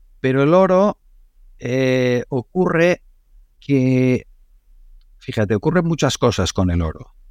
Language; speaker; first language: Spanish; non-native, local second language; Catalan